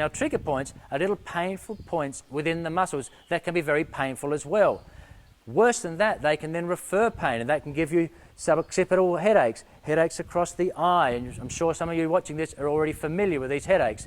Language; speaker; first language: English; native; English